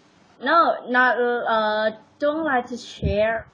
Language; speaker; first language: English; non-native, learner; Vietnamese